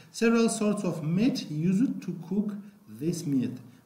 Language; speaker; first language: English; non-native, fluent; Azerbaijani